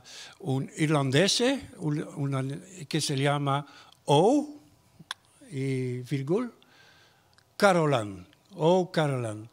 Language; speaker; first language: Spanish; non-native, learner; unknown